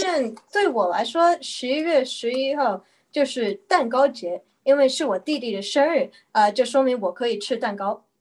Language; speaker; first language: Chinese; early bilingual, heritage; Chinese